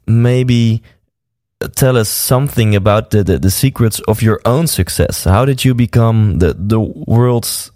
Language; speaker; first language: English; non-native, fluent; Dutch